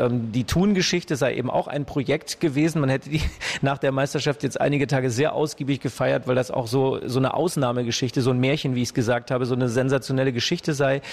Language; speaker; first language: German; native; German